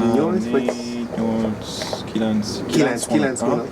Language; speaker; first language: Hungarian; non-native, learner; English